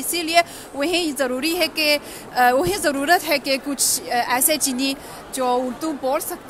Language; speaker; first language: Hindi; non-native, fluent; Chinese